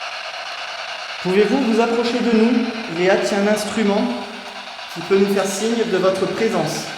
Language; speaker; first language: French; native; French